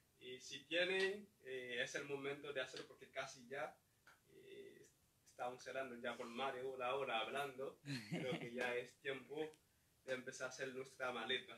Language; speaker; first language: Spanish; non-native, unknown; Haitian Creole